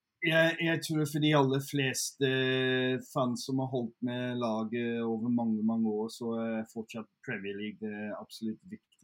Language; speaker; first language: Norwegian; non-native, fluent; English